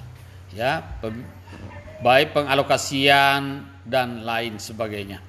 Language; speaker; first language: Indonesian; native; Indonesian